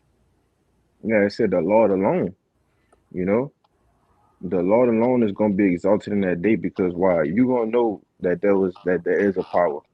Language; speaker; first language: English; native; English